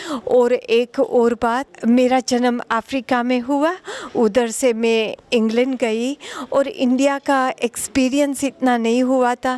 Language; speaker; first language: Hindi; early bilingual, heritage; Hindi